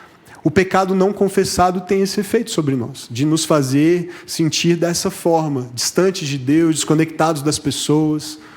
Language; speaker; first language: Portuguese; native; Portuguese